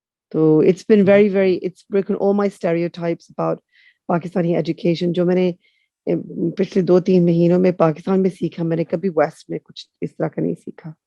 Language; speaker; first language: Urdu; non-native, fluent; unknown